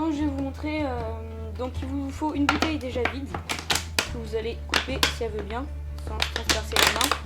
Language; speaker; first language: French; native; French